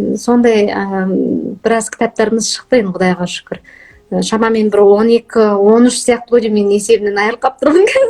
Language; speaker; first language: Kazakh; early bilingual, heritage; Kazakh